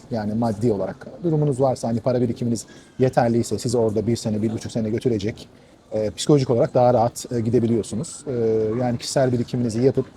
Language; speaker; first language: Turkish; non-native, fluent; Persian